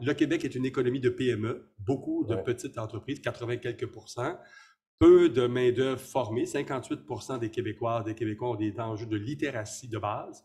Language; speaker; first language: French; native; French